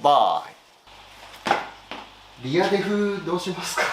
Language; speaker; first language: Japanese; native; Japanese